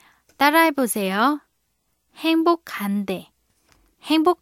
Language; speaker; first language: Korean; non-native, fluent; Vietnamese